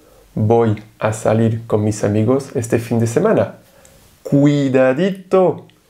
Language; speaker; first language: Spanish; non-native, fluent; French